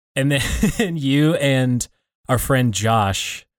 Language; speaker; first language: English; native; English